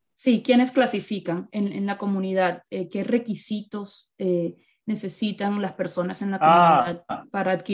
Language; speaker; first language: Spanish; native; Spanish